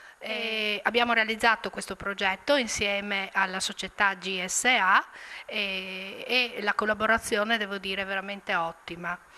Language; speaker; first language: Italian; native; Italian